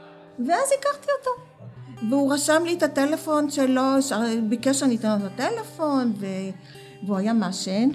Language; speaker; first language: Hebrew; early bilingual, other home language; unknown